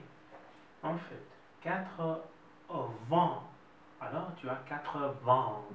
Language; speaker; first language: French; non-native, fluent; Russian